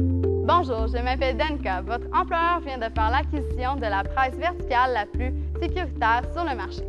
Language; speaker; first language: French; native; French